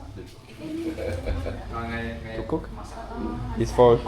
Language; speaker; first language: English; non-native, learner; French